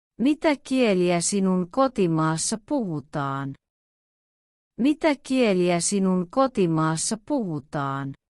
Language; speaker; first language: Finnish; non-native, learner; Vietnamese